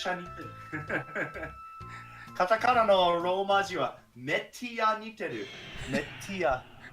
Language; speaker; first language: Japanese; non-native, learner; English